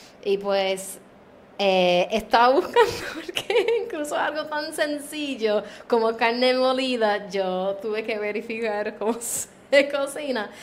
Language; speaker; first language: Spanish; non-native, fluent; English